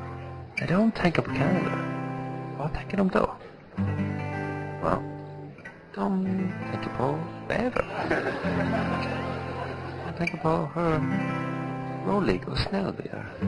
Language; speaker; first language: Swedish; non-native, learner; English